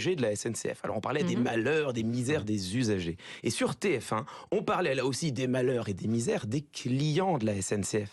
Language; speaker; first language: French; native; French